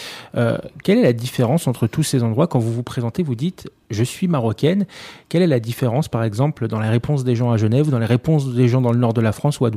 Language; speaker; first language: French; native; French